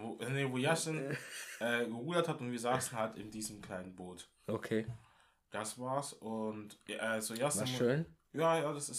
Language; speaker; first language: German; non-native, local second language; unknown